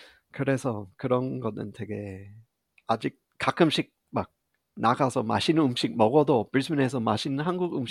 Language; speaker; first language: Korean; non-native, fluent; English